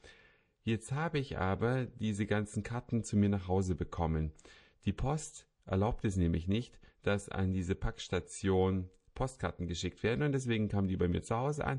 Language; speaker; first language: German; native; German